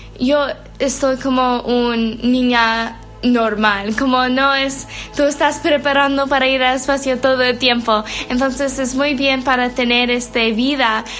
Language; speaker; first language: Spanish; non-native, learner; English